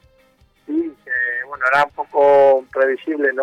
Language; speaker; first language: Spanish; native; Spanish